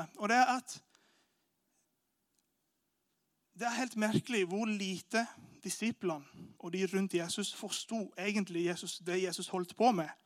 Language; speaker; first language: Norwegian; non-native, fluent; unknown